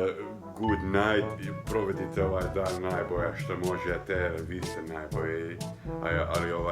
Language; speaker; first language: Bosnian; non-native, local second language; Hungarian